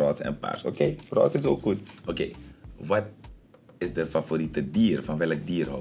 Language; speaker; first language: Dutch; native; Dutch